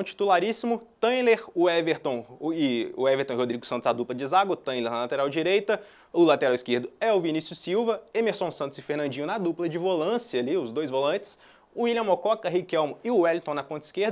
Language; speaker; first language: Portuguese; native; Portuguese